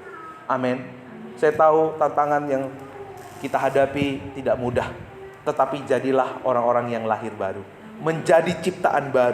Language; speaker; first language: Indonesian; native; Indonesian